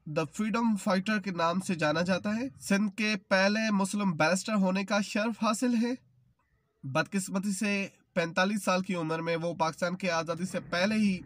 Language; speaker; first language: Urdu; non-native, local second language; Sindhi